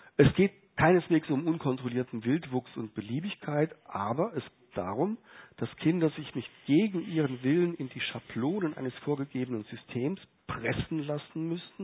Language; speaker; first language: German; native; German